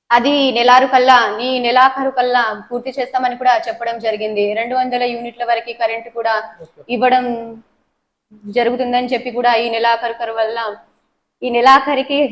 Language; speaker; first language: Telugu; non-native, local second language; Lambadi